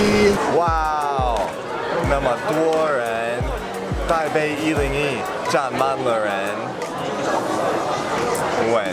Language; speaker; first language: Chinese; non-native, learner; English